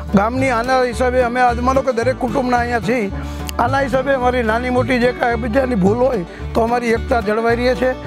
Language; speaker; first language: Gujarati; native; Gujarati